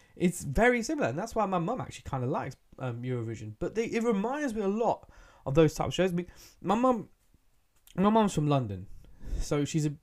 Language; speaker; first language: English; early bilingual, other home language; Hindi